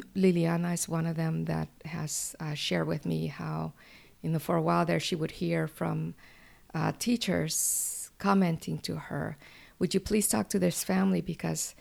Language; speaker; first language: English; early bilingual, other home language; Spanish